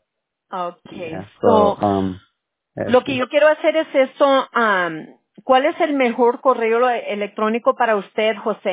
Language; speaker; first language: Spanish; early bilingual, heritage; Spanish